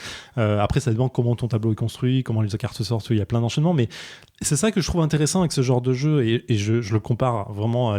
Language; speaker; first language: French; native; French